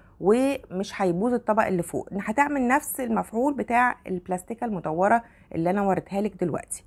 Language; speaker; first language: Arabic; native; Arabic